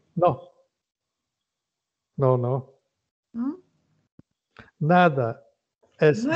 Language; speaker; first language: Spanish; non-native, learner; Italian